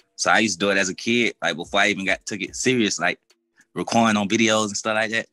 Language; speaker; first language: English; native; English